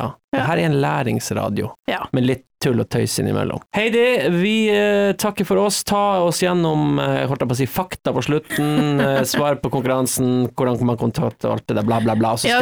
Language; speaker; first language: Norwegian; native; Norwegian